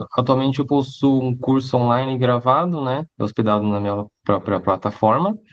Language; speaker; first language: Portuguese; early bilingual, other home language; Chinese